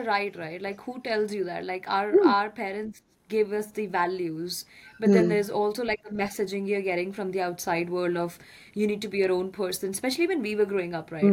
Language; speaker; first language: English; non-native, local second language; Hindi